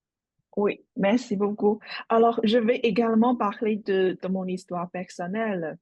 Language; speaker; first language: French; non-native, fluent; Chinese